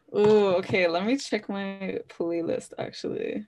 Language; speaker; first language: English; native; English